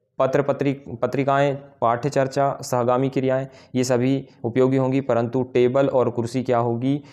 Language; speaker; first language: Hindi; native; Hindi